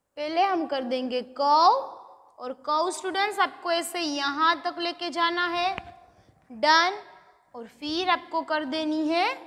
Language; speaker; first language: Hindi; non-native, local second language; Gujarati